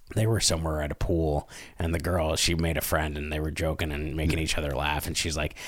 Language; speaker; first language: English; native; English